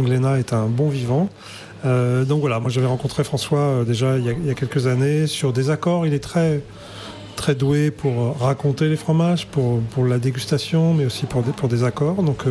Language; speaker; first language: French; native; French